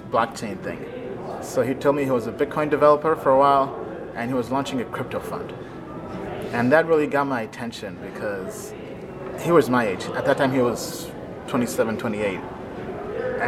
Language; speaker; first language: English; native; English